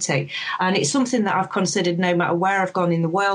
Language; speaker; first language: English; native; English